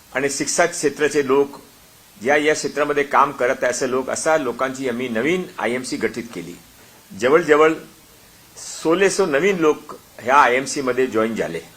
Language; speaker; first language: Marathi; non-native, local second language; Hindi